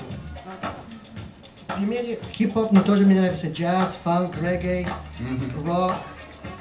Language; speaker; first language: Russian; early bilingual, heritage; English